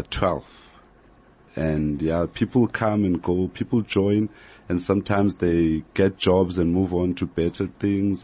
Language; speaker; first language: English; non-native, local second language; Xhosa